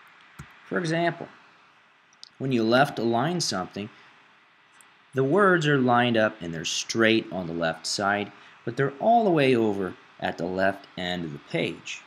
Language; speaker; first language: English; native; English